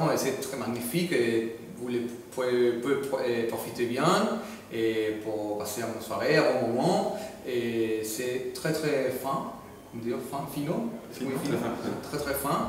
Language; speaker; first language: French; non-native, learner; Spanish